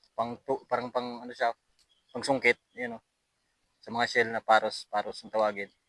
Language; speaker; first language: Filipino; native; Filipino